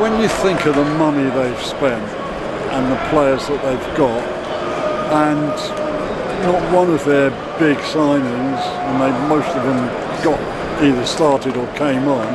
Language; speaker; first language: English; native; English